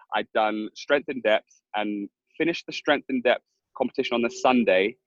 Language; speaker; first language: English; native; English